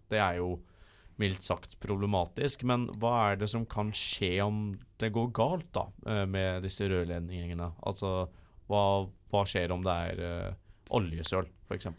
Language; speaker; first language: Norwegian; native; Norwegian